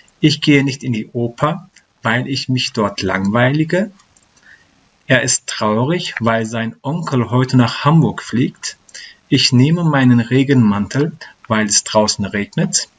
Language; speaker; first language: German; non-native, fluent; Turkish